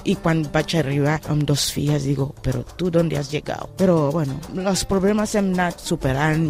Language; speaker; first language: Catalan; non-native, fluent; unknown